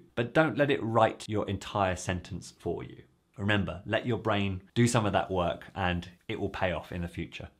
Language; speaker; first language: English; native; English